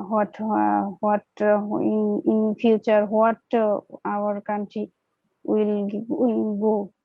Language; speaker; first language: English; non-native, learner; Bangla